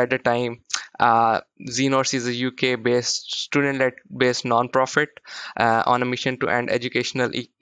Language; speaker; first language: English; non-native, local second language; Urdu